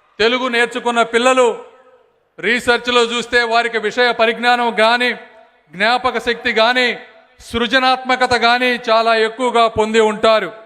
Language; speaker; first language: Telugu; native; Telugu